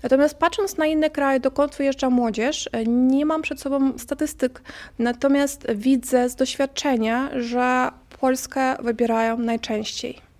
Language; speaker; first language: Polish; non-native, fluent; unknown